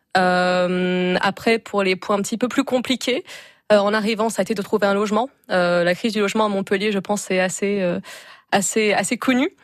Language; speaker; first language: French; early bilingual, other home language; English